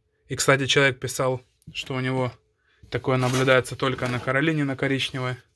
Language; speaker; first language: Russian; native; Russian